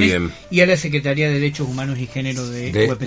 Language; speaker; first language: Spanish; native; Spanish